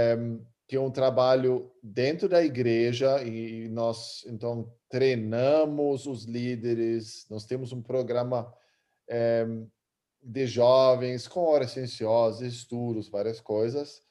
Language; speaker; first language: Portuguese; early bilingual, other home language; German